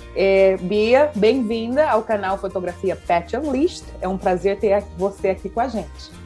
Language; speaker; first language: Portuguese; native; Portuguese